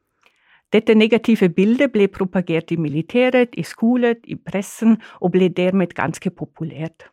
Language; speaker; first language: Norwegian; non-native, fluent; German